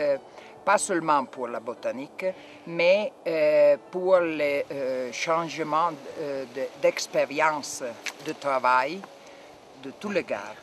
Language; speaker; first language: French; non-native, fluent; Italian